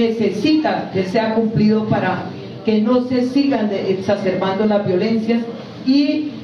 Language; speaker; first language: Spanish; native; Spanish